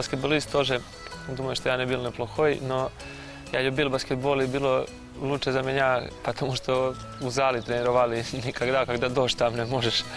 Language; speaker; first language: Russian; non-native, learner; Serbian